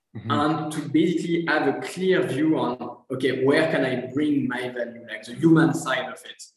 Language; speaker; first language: English; non-native, fluent; French